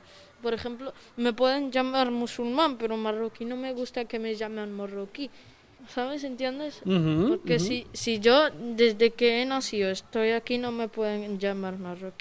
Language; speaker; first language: Spanish; early bilingual, other home language; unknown